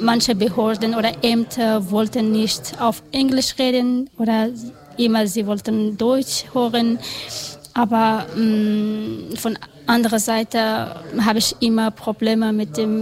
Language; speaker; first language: German; non-native, learner; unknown